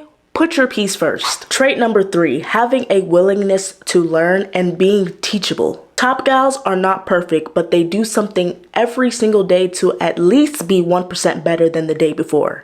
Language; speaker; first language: English; native; English